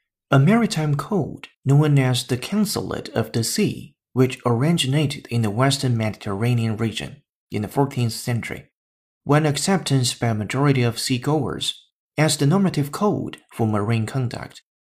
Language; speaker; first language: English; non-native, fluent; Chinese